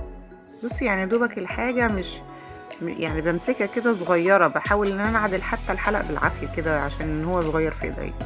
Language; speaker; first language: Arabic; native; Arabic